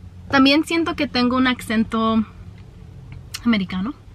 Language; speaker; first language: Spanish; early bilingual, heritage; Spanish